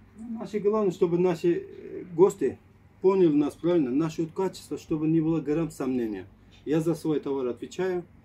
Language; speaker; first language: Russian; non-native, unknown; Turkish